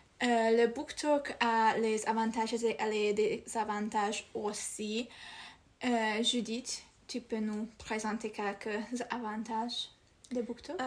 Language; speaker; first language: French; non-native, learner; Hungarian